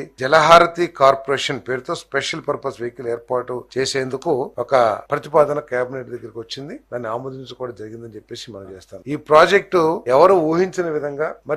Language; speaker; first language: Telugu; native; Telugu